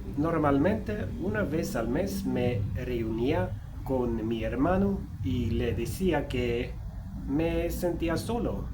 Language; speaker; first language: Spanish; non-native, fluent; Swedish